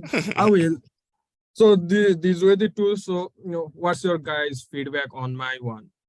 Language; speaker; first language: English; non-native, fluent; Nepali